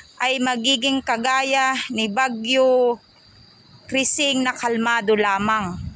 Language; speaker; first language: Filipino; non-native, local second language; Iloko